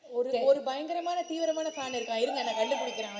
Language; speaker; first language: Tamil; native; Tamil